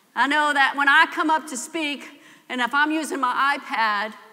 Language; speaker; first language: English; native; English